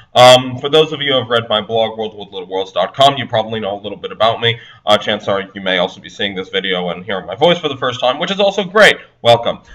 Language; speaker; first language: English; native; English